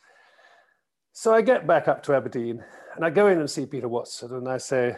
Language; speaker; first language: English; native; English